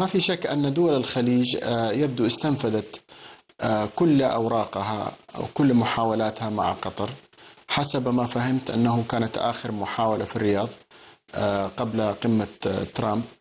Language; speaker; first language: Arabic; native; Arabic